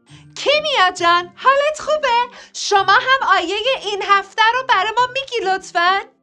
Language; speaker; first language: Persian; native; Persian